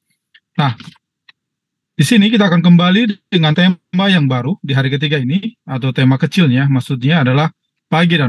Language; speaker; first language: Indonesian; native; Indonesian